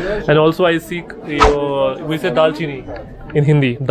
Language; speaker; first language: English; non-native, local second language; Hindi